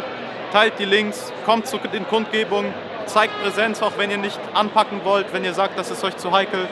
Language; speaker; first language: German; native; German